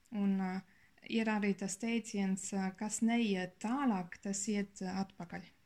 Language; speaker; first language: Latvian; non-native, learner; German